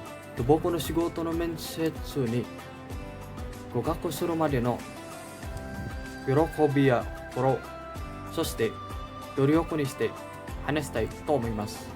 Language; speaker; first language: Japanese; non-native, learner; Indonesian